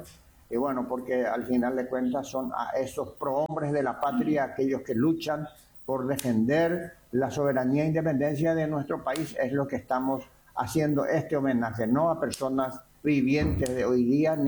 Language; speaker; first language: Spanish; native; Spanish